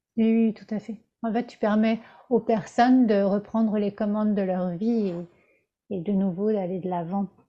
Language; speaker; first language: French; native; French